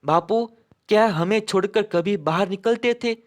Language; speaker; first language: Hindi; non-native, local second language; Gujarati